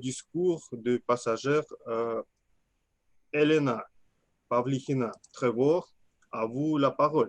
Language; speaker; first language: French; non-native, fluent; Russian